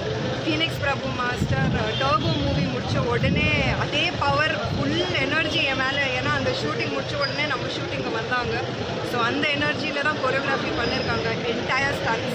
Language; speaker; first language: Tamil; non-native, local second language; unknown